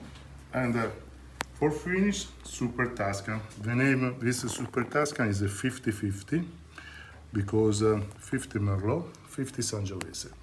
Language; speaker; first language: English; non-native, learner; Italian